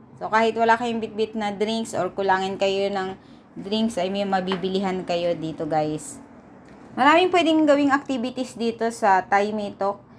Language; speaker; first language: Filipino; native; Filipino